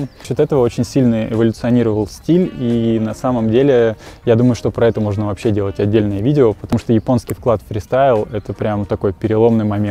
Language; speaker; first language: Russian; native; Russian